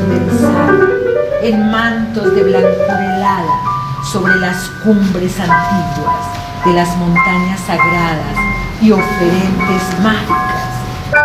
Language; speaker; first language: Spanish; native; Spanish